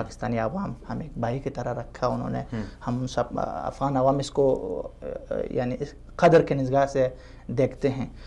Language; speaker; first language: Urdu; non-native, fluent; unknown